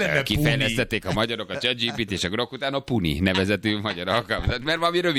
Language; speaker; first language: Hungarian; native; Hungarian